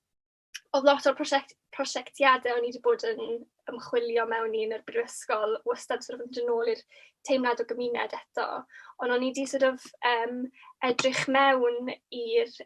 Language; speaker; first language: Welsh; native; Welsh